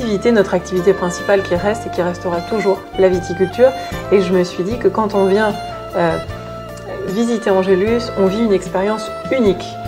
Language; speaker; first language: French; native; French